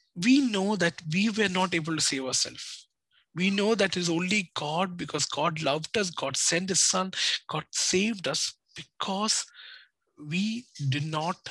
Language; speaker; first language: English; non-native, local second language; Malayalam